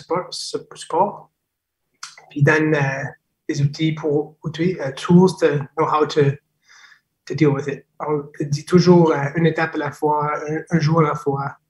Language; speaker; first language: French; non-native, fluent; English